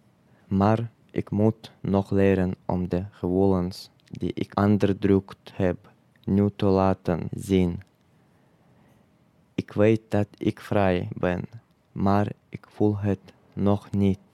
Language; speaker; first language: Dutch; non-native, learner; Chechen